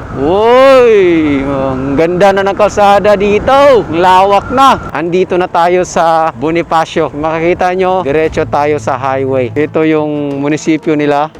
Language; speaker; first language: Filipino; non-native, local second language; Cebuano